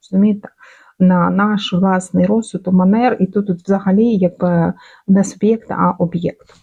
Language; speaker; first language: Ukrainian; non-native, local second language; Russian